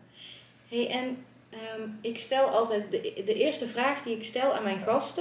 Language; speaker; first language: Dutch; native; Dutch